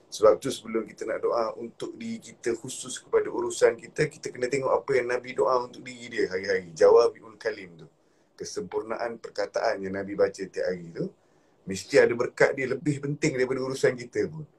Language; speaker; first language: Malay; native; Malay